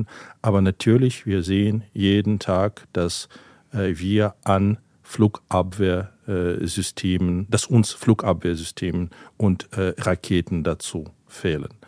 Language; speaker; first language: German; non-native, fluent; Ukrainian